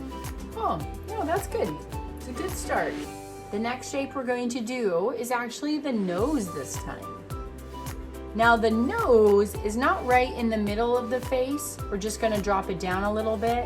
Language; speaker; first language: English; native; English